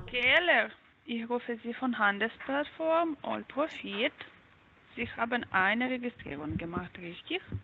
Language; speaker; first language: German; non-native, learner; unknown